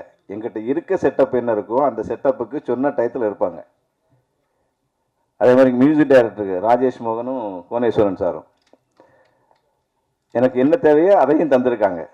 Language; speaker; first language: Tamil; native; Tamil